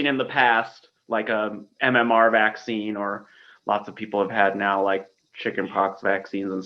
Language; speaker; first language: English; native; English